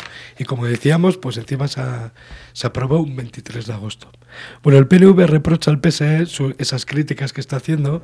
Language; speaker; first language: Spanish; native; Spanish